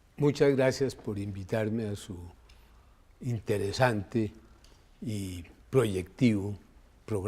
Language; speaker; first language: Spanish; native; Spanish